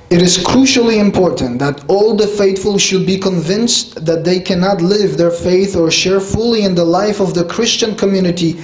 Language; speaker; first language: English; non-native, fluent; Polish